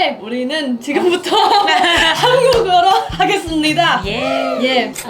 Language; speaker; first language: Korean; non-native, learner; Indonesian